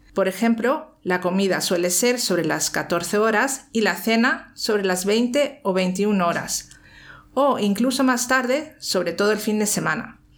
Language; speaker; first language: Spanish; native; Spanish